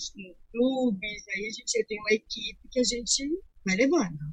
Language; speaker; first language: Portuguese; native; Portuguese